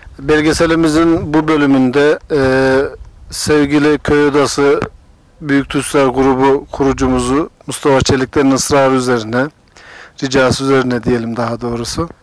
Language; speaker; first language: Turkish; native; Turkish